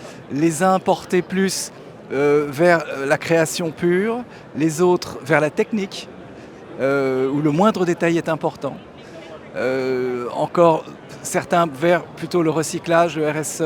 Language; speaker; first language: French; native; French